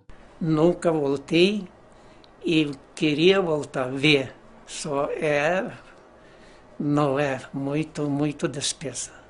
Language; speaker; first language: Portuguese; non-native, fluent; Ukrainian